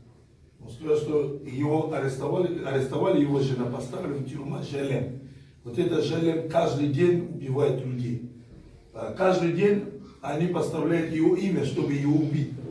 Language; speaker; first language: Russian; non-native, fluent; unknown